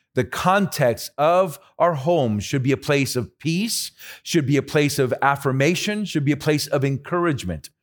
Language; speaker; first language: English; early bilingual, other home language; Spanish